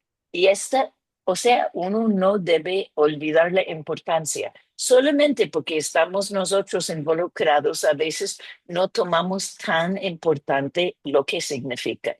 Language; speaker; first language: Spanish; non-native, fluent; English